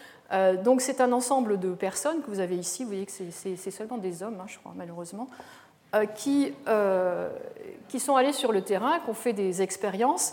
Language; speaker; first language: French; native; French